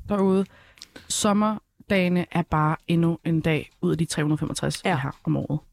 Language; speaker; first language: Danish; early bilingual, other home language; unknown